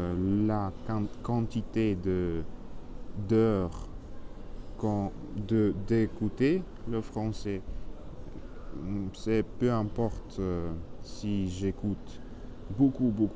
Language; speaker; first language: French; non-native, learner; Spanish